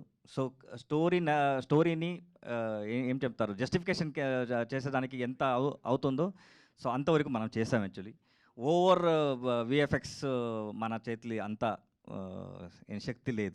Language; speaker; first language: Telugu; non-native, learner; Kannada